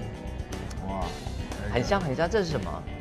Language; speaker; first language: Chinese; native; Chinese